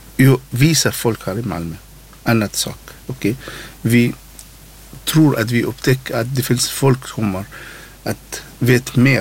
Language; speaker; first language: Swedish; non-native, learner; Arabic